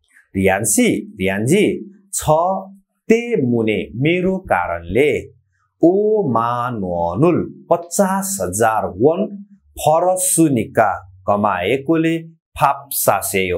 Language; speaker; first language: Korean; non-native, fluent; Nepali